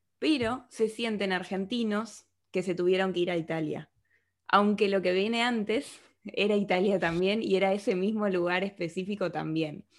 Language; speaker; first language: Spanish; native; Spanish